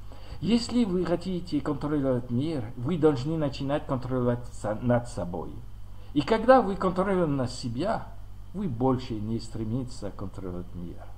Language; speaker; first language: Russian; non-native, learner; French